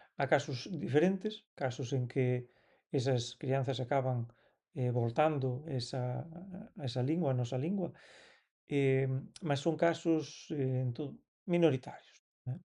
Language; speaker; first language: Galician; non-native, local second language; Spanish